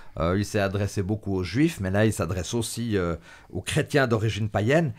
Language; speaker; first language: French; native; French